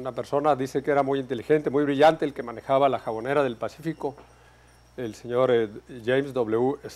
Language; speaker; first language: Spanish; native; Spanish